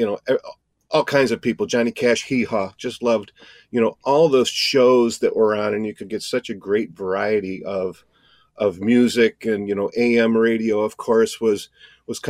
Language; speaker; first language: English; native; English